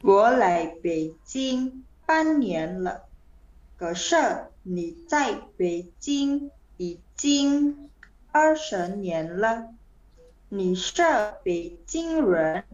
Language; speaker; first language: Chinese; non-native, learner; Indonesian